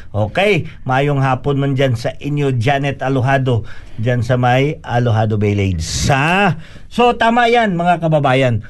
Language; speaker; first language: Filipino; non-native, local second language; Cebuano